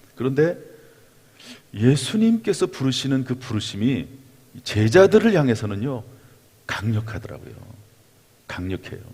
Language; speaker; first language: Korean; native; Korean